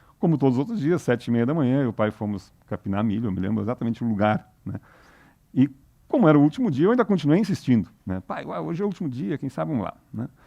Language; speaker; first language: Portuguese; non-native, local second language; German